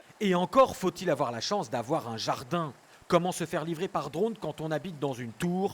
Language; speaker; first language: French; native; French